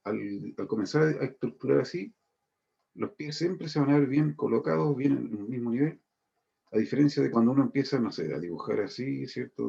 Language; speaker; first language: Spanish; native; Spanish